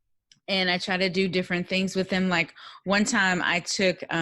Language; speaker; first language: English; native; English